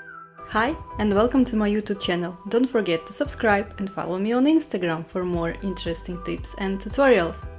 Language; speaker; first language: English; non-native, fluent; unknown